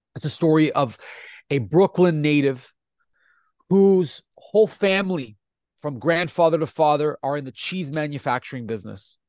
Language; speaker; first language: English; non-native, fluent; Italian